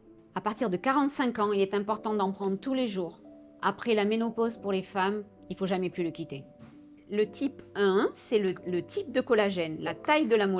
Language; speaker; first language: French; native; French